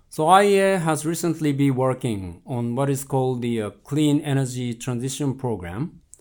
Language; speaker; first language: English; non-native, fluent; Japanese